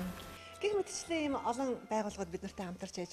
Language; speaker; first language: Mongolian; native; Mongolian